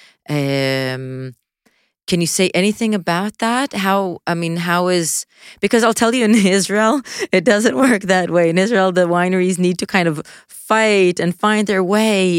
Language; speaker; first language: English; native; English